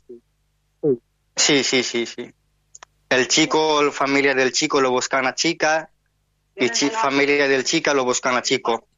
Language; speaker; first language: Spanish; non-native, learner; Hindi